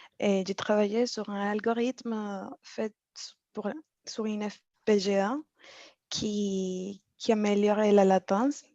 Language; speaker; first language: French; non-native, fluent; Spanish